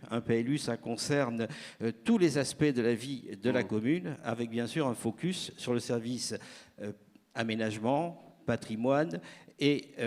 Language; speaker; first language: French; native; French